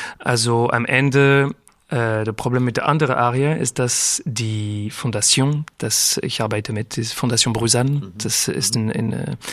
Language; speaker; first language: German; non-native, learner; French